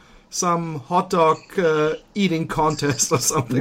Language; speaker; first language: English; non-native, fluent; German